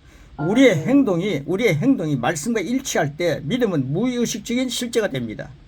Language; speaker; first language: Korean; native; Korean